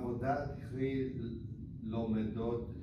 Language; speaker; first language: Hebrew; non-native, learner; English